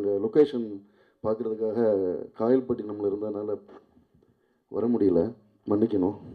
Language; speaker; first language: Tamil; native; Tamil